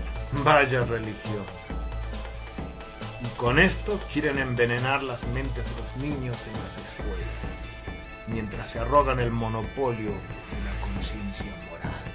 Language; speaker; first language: Spanish; native; Spanish